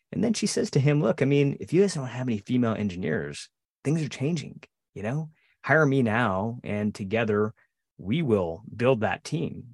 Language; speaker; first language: English; native; English